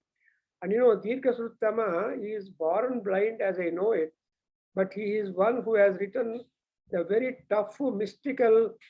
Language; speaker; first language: English; non-native, local second language; Telugu